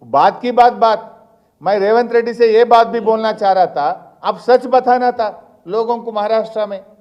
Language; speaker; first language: Hindi; non-native, local second language; Telugu